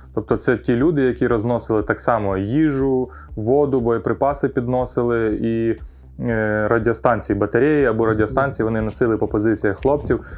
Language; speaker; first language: Ukrainian; non-native, local second language; Russian